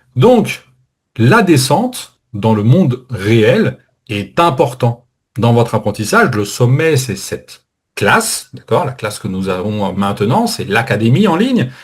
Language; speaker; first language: French; native; French